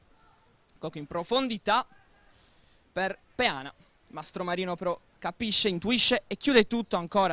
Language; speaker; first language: Italian; native; Italian